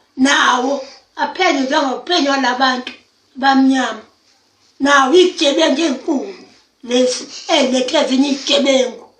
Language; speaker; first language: Zulu; native; Zulu